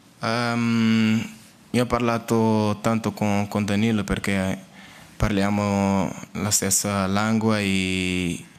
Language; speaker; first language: Italian; non-native, learner; Portuguese